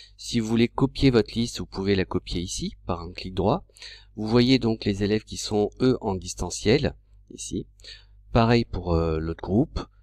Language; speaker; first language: French; native; French